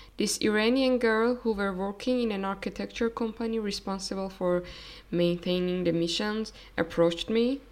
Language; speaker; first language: English; non-native, fluent; Persian